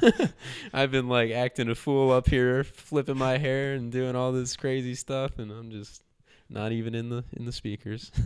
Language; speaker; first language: English; native; English